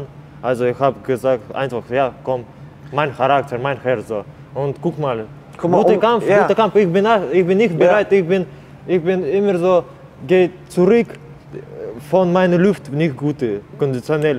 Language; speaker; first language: German; non-native, learner; Russian